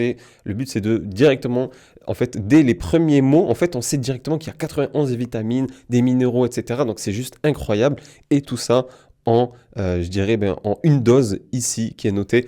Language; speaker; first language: French; native; French